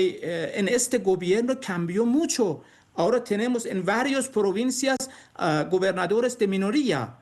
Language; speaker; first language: Spanish; non-native, learner; Persian